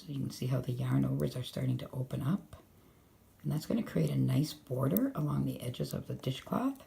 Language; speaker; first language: English; native; English